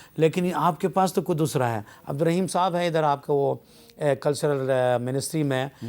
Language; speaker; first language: Urdu; non-native, fluent; Arabic